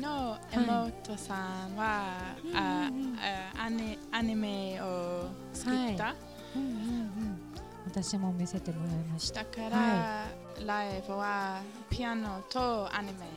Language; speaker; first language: Japanese; non-native, learner; English